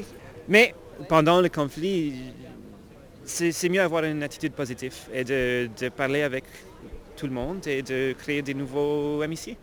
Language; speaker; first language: French; non-native, fluent; English